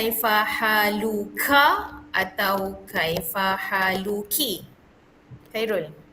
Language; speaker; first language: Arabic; non-native, fluent; Malay